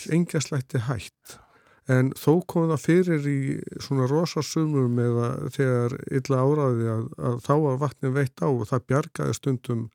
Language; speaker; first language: Icelandic; native; Icelandic